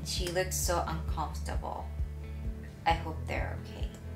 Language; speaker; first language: English; non-native, fluent; Japanese